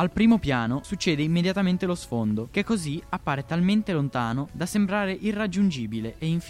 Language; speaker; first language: Italian; native; Italian